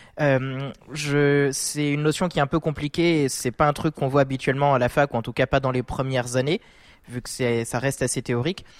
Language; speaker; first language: French; native; French